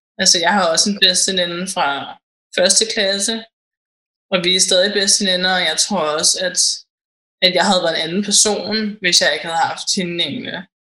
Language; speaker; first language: Danish; native; Danish